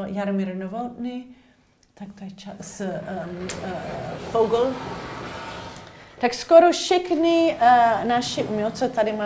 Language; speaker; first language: Czech; non-native, learner; English